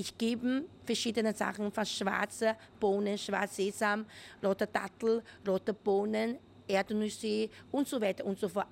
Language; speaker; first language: German; non-native, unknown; Chinese